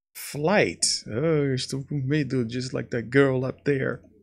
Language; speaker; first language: English; non-native, fluent; Portuguese